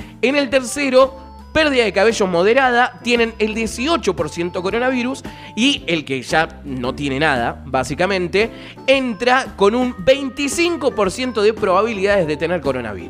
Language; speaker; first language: Spanish; native; Spanish